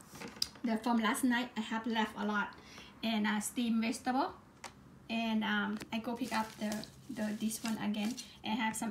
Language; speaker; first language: English; non-native, local second language; Lao